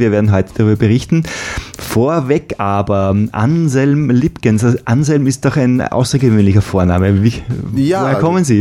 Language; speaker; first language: German; native; German